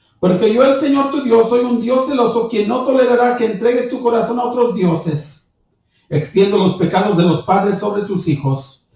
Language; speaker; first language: Spanish; early bilingual, heritage; Spanish